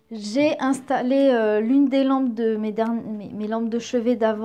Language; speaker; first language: French; native; French